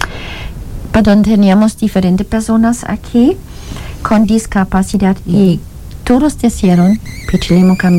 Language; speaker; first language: Spanish; non-native, learner; German